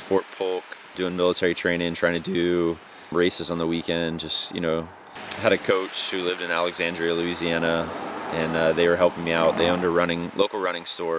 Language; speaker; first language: English; native; English